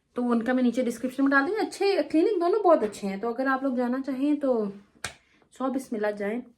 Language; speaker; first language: Urdu; non-native, local second language; Punjabi